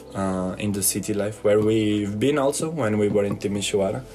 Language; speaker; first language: English; non-native, fluent; Portuguese